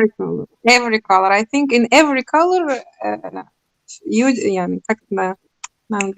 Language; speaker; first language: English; non-native, learner; Russian